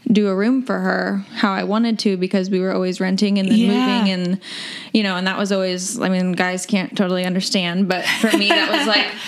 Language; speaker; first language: English; native; English